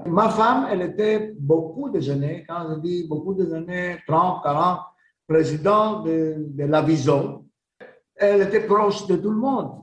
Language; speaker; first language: French; non-native, learner; Greek